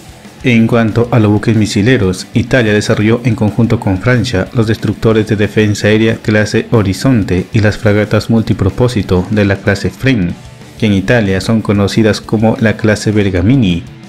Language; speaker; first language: Spanish; native; Spanish